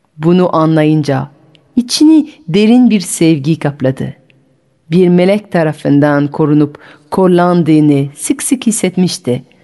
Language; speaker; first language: Turkish; non-native, fluent; French